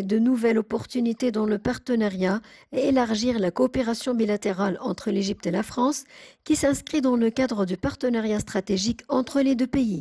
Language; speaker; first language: French; non-native, fluent; Arabic